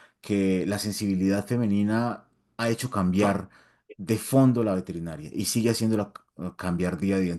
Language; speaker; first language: Spanish; native; Spanish